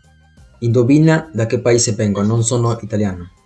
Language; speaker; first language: Italian; non-native, learner; Spanish